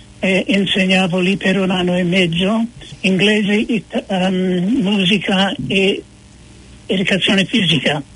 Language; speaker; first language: Italian; non-native, fluent; English